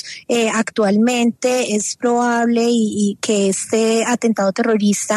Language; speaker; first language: Spanish; native; Spanish